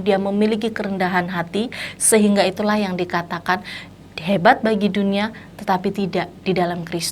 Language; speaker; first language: Indonesian; native; Indonesian